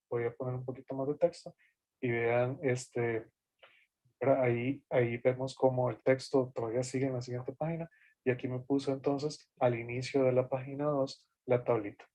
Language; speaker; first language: Spanish; native; Spanish